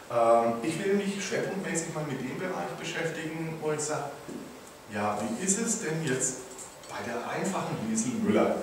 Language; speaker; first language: German; native; German